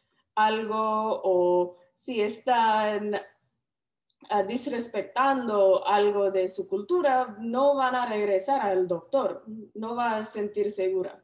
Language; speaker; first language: Spanish; non-native, learner; English